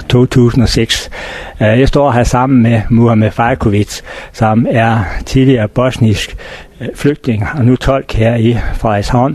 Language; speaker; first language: Danish; native; Danish